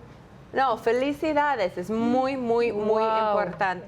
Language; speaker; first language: Spanish; non-native, learner; English